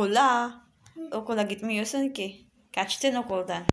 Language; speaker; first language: Turkish; non-native, learner; Filipino